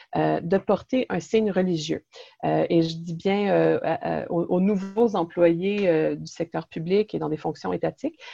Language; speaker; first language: French; native; French